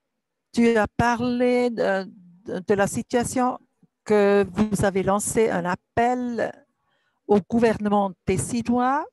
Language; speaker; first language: French; non-native, local second language; German